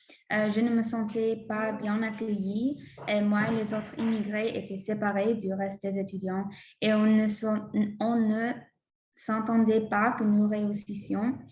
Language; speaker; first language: French; non-native, learner; English